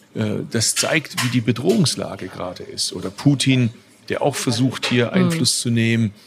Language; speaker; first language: German; early bilingual, other home language; Turkish